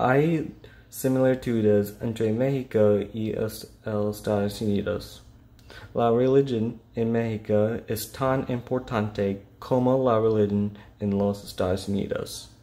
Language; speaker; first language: Spanish; non-native, learner; English